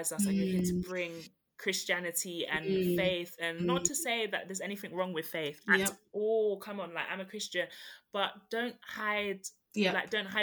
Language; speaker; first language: English; native; English